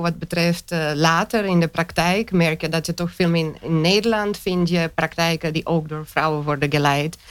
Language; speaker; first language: Dutch; non-native, fluent; Romanian